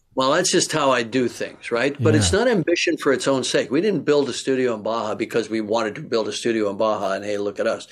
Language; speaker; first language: English; native; English